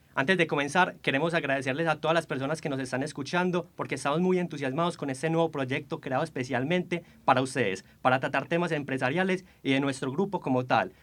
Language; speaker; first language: Spanish; native; Spanish